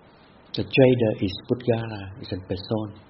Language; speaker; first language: Dutch; non-native, fluent; Vietnamese